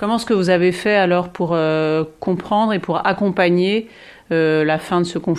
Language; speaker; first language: French; native; French